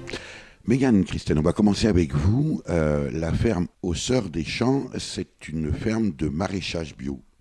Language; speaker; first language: French; native; French